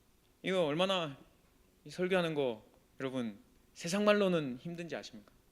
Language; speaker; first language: Korean; native; Korean